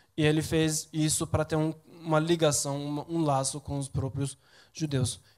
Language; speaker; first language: Portuguese; non-native, fluent; Turkish